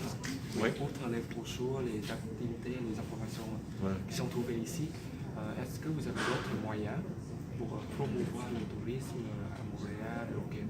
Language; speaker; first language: French; non-native, fluent; Vietnamese